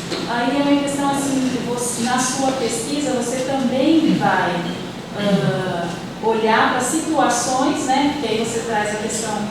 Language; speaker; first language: Portuguese; native; Portuguese